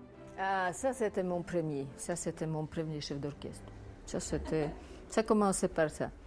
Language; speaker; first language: French; non-native, fluent; Polish